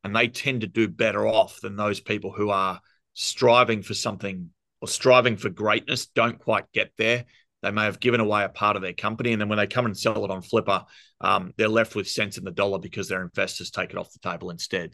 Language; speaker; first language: English; native; English